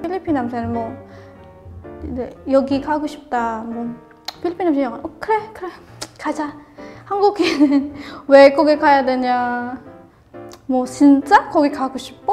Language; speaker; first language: Korean; non-native, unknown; Filipino